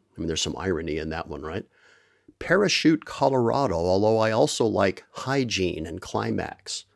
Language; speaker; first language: English; native; English